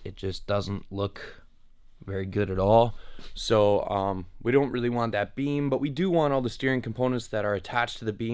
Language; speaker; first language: English; native; English